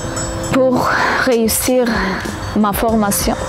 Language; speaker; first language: French; non-native, fluent; Kurdish